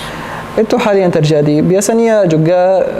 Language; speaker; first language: Indonesian; non-native, learner; Arabic